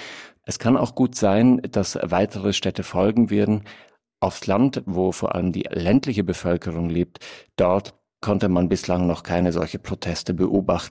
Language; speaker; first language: German; native; German